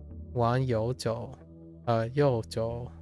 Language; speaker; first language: Chinese; non-native, learner; English